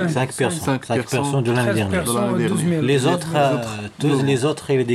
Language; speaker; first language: French; non-native, local second language; Arabic